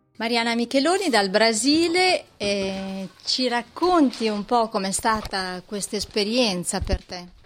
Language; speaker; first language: Italian; native; Italian